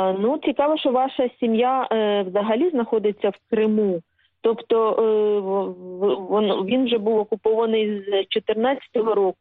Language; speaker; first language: Ukrainian; native; Ukrainian